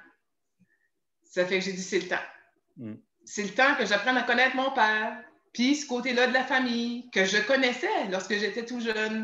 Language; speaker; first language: French; native; French